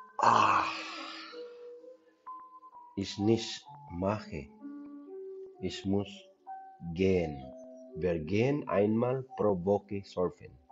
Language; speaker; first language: German; non-native, learner; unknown